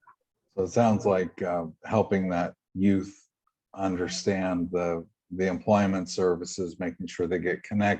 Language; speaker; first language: English; native; English